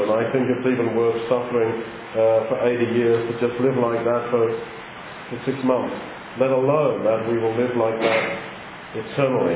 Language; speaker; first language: English; native; English